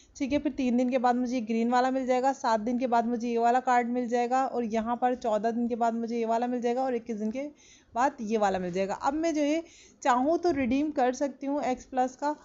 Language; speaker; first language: Urdu; non-native, local second language; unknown